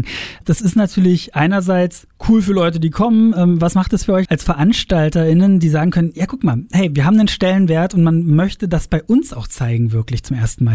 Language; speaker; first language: German; native; German